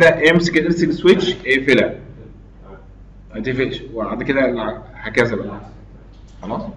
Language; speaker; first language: Arabic; native; Arabic